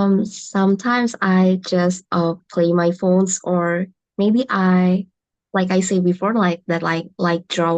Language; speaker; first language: English; non-native, learner; Indonesian